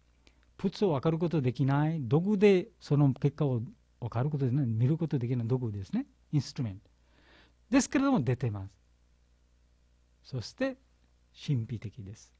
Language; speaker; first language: Japanese; non-native, learner; Bangla